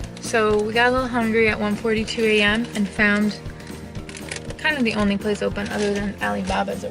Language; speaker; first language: English; native; English